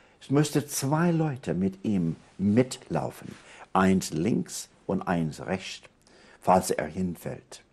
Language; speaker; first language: German; non-native, fluent; English